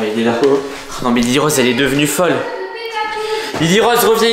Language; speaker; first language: French; native; French